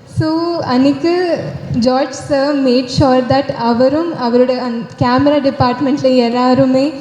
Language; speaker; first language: Tamil; non-native, learner; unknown